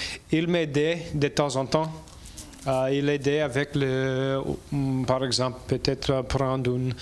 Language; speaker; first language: French; non-native, learner; English